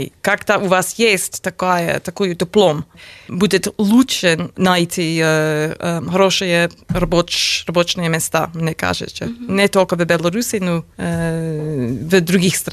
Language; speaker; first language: Russian; non-native, learner; English